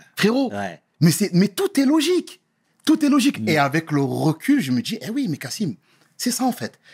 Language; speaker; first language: French; native; French